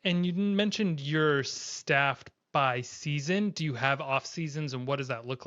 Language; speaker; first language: English; native; English